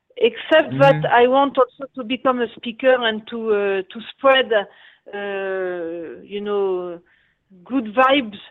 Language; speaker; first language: English; non-native, fluent; French